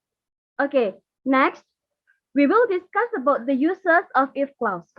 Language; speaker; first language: English; non-native, learner; Indonesian